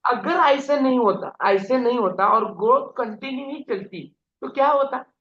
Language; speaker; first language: Hindi; non-native, local second language; Marathi